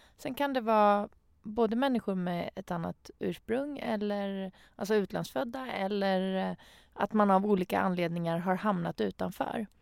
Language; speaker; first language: Swedish; early bilingual, other home language; Persian